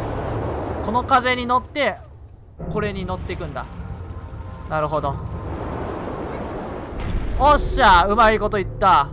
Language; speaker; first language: Japanese; native; Japanese